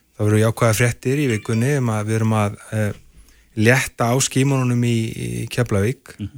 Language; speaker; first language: Icelandic; native; Icelandic